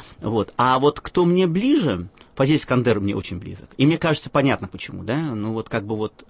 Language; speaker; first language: Russian; early bilingual, other home language; Arabic